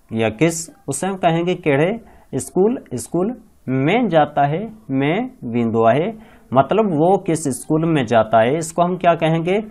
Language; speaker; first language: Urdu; non-native, local second language; Sindhi